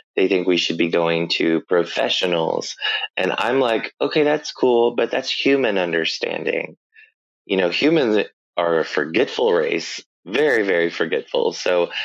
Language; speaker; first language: English; native; English